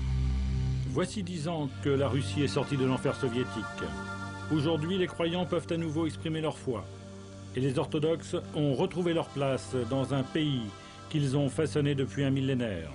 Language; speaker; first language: French; native; French